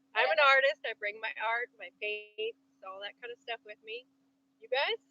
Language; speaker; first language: English; native; English